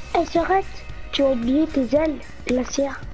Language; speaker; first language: French; native; French